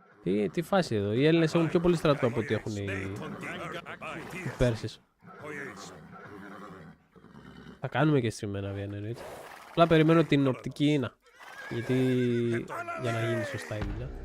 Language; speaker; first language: Greek; native; Greek